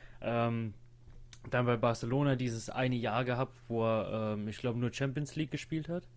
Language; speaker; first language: German; native; German